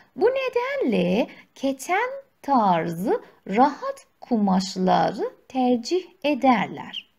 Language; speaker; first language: Turkish; non-native, fluent; Persian